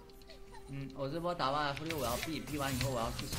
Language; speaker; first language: Chinese; native; Chinese